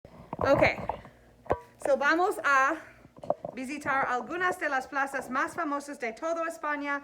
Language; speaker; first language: Spanish; non-native, fluent; English